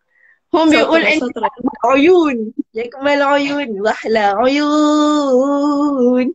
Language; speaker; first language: Arabic; non-native, learner; Malay